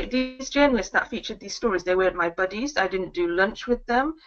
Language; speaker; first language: English; native; English